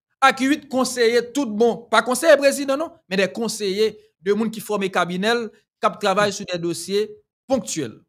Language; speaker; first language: French; non-native, local second language; Haitian Creole